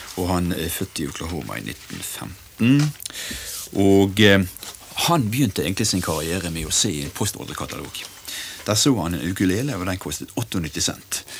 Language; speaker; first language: Norwegian; native; Norwegian